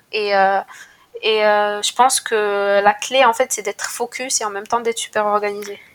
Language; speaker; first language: French; non-native, local second language; Arabic